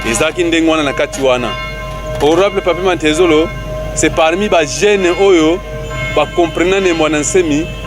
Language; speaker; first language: Lingala; non-native, local second language; Kongo